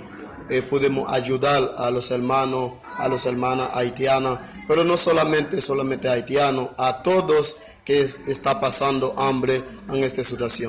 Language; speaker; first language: Spanish; non-native, fluent; Haitian Creole